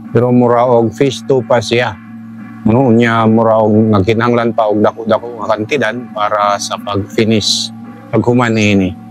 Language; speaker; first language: Cebuano; non-native, local second language; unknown